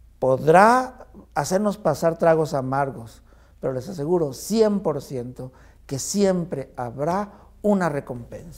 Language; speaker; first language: Spanish; native; Spanish